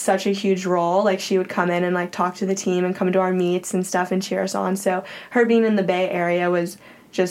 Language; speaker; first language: English; native; English